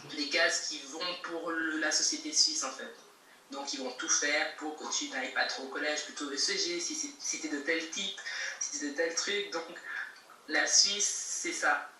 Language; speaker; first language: French; native; French